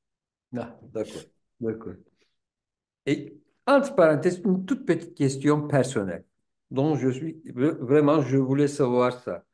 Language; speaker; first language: French; non-native, fluent; Turkish